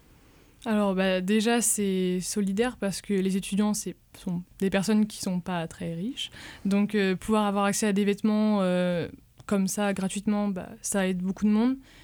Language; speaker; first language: French; native; French